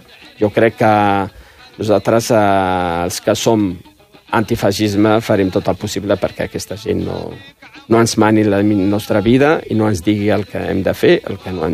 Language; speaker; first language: Catalan; early bilingual, other home language; Riffian